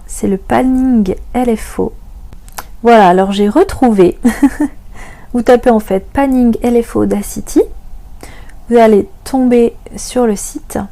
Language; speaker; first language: French; native; French